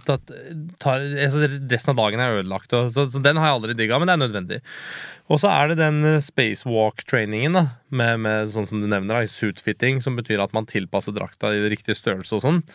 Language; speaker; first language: Norwegian; early bilingual, other home language; Persian